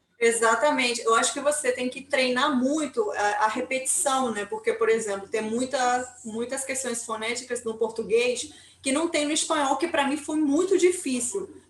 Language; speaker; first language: Portuguese; non-native, fluent; Spanish